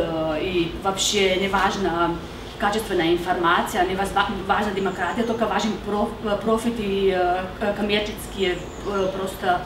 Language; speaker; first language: Russian; non-native, fluent; Slovenian